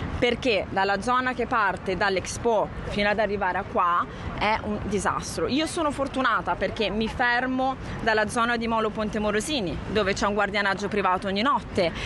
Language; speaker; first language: Italian; native; Italian